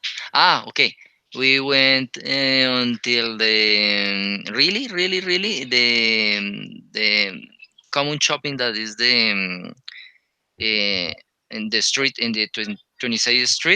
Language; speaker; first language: English; non-native, learner; Spanish